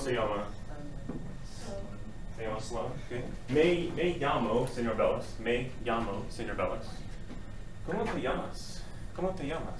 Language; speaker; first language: Spanish; non-native, fluent; English